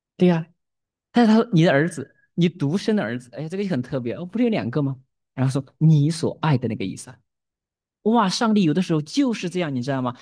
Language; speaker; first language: Chinese; native; Chinese